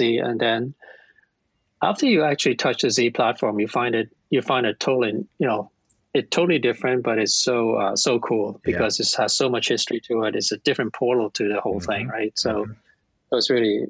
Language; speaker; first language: English; non-native, local second language; Cantonese